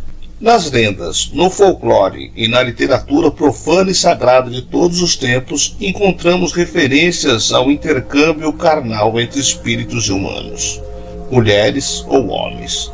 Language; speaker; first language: Portuguese; native; Portuguese